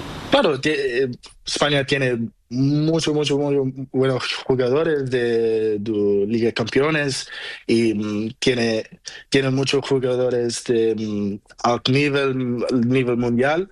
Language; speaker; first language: Spanish; non-native, learner; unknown